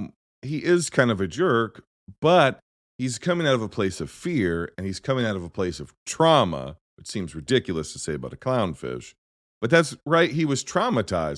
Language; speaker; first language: English; native; English